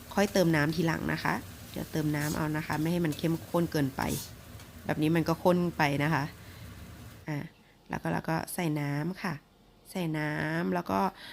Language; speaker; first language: Thai; native; Thai